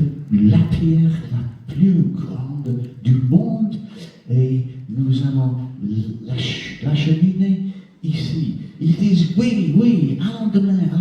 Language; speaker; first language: French; non-native, fluent; English